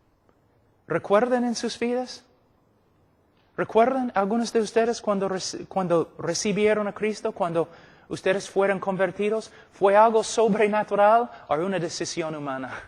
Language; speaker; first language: Spanish; non-native, fluent; English